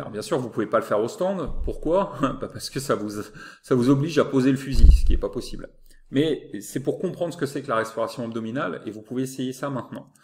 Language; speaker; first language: French; native; French